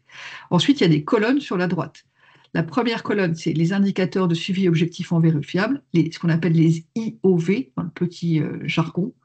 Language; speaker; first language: French; native; French